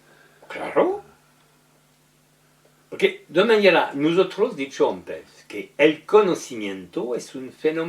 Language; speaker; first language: Spanish; non-native, learner; French